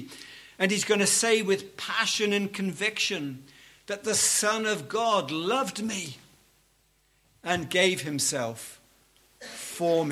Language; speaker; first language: English; native; English